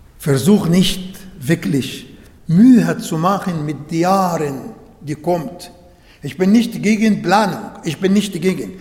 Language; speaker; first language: German; non-native, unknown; Arabic